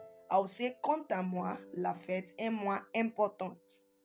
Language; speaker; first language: French; non-native, fluent; Yoruba